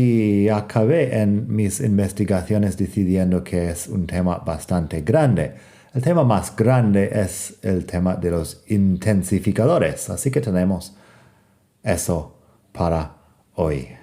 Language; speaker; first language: Spanish; non-native, fluent; English